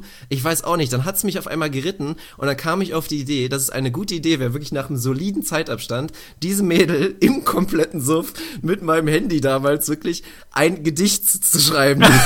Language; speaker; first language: German; native; German